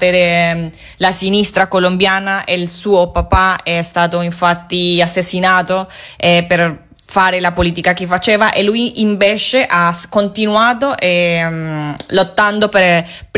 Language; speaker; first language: Italian; non-native, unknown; Spanish